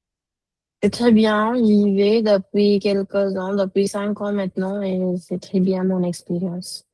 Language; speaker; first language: French; non-native, fluent; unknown